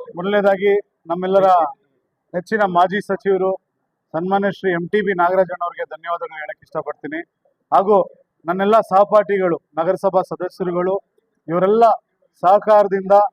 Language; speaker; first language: Kannada; native; Kannada